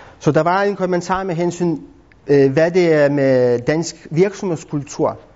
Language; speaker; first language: Danish; non-native, fluent; Lithuanian